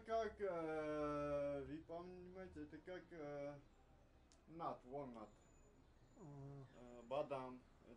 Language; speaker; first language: Russian; non-native, learner; Armenian